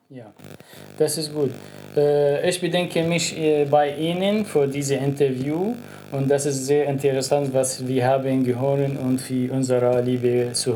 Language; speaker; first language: German; non-native, learner; Arabic